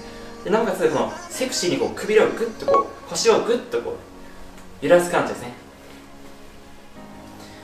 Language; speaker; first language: Japanese; native; Japanese